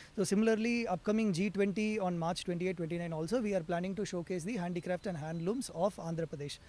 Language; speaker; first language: English; non-native, local second language; Telugu